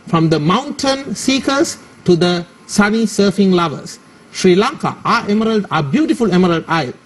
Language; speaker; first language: English; non-native, local second language; Sinhala